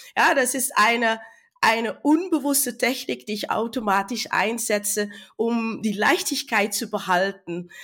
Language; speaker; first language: German; non-native, fluent; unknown